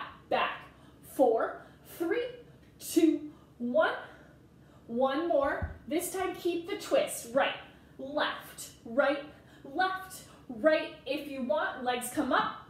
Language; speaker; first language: English; native; English